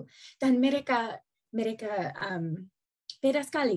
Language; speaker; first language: Indonesian; non-native, learner; English